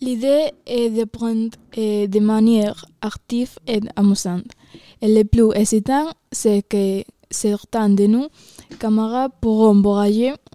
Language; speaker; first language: French; non-native, learner; Galician